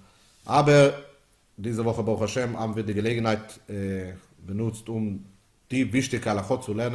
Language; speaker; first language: German; non-native, fluent; Yiddish